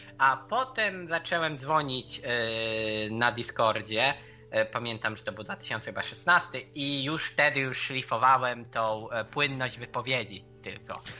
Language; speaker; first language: Polish; native; Polish